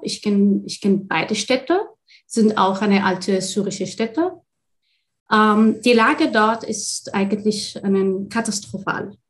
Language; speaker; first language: German; non-native, fluent; Arabic